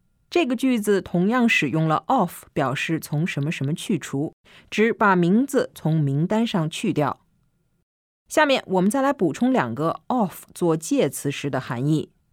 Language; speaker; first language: Chinese; native; Chinese